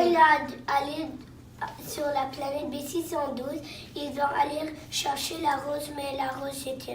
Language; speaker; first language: French; non-native, local second language; English